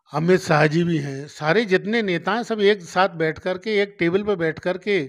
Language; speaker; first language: Hindi; native; Hindi